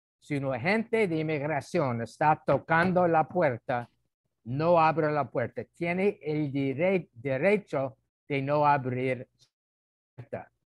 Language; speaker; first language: Spanish; non-native, fluent; English